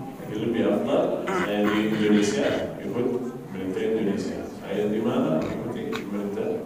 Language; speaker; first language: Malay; non-native, fluent; Arabic